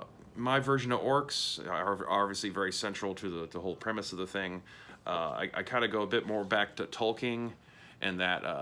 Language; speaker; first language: English; native; English